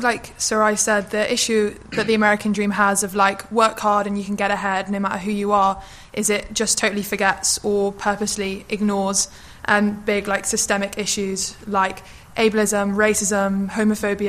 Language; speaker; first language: English; native; English